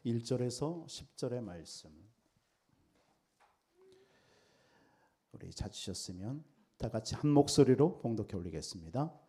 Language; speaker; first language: Korean; native; Korean